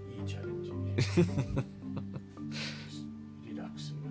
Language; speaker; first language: Japanese; non-native, learner; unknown